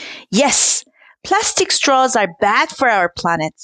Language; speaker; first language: English; non-native, fluent; Korean